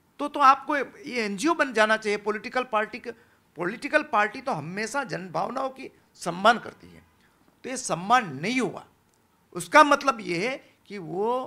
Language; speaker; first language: Hindi; non-native, local second language; Gujarati